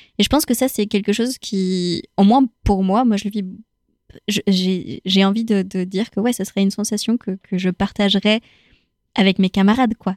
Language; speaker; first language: French; non-native, fluent; Spanish